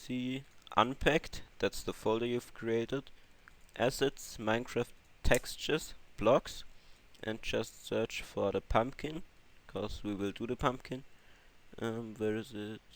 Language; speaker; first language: English; non-native, fluent; German